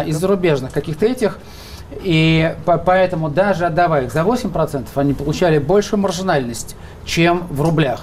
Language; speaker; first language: Russian; native; Russian